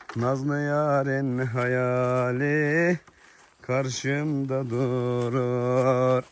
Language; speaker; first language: Turkish; native; Turkish